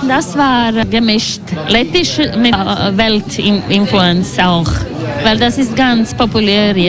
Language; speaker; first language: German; non-native, learner; Latvian